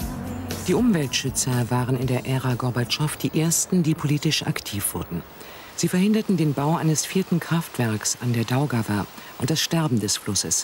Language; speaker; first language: German; native; German